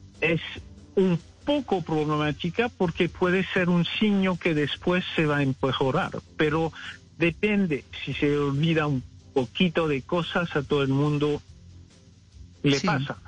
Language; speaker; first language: Spanish; non-native, fluent; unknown